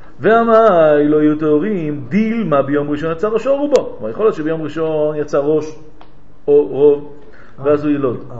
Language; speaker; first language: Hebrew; non-native, fluent; French